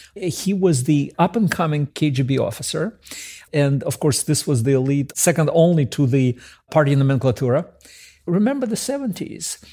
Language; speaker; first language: English; early bilingual, other home language; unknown